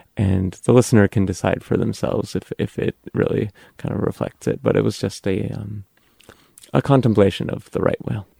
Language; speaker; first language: English; native; English